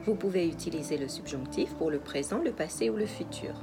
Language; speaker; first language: French; native; French